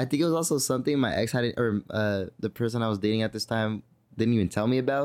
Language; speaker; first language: English; native; English